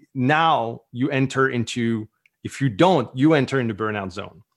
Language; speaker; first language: English; non-native, fluent; French